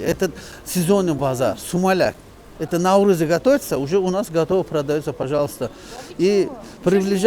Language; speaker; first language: Russian; non-native, local second language; Uzbek